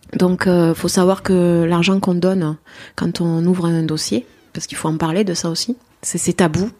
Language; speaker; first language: French; native; French